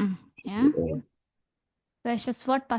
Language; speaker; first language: German; non-native, fluent; Indonesian